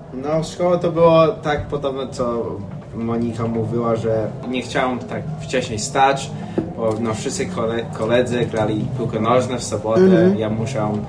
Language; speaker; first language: Polish; early bilingual, heritage; English